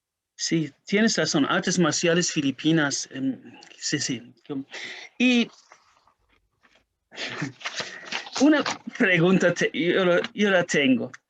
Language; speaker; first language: Spanish; non-native, learner; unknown